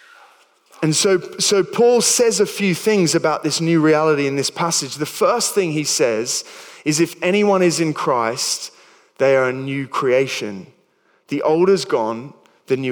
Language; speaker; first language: English; native; English